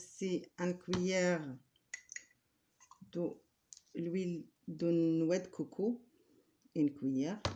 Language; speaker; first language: French; non-native, learner; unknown